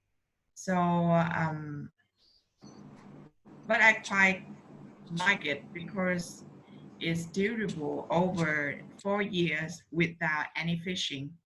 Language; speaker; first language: English; non-native, learner; Vietnamese